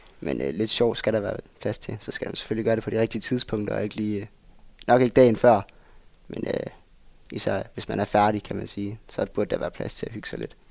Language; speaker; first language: Danish; native; Danish